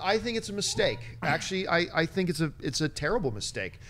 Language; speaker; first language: English; native; English